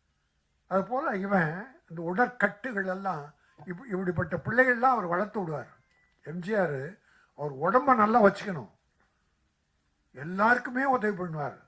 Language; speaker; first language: Tamil; native; Tamil